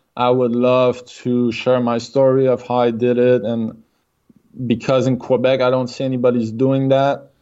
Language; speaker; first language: English; non-native, fluent; French